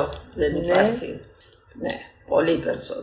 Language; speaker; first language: Greek; early bilingual, heritage; Greek